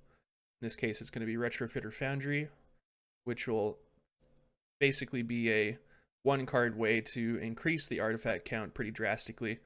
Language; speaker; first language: English; native; English